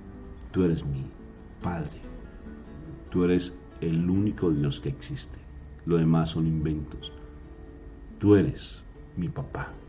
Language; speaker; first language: Spanish; native; Spanish